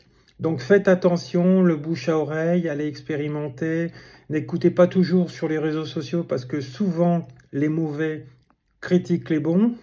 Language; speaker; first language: French; native; French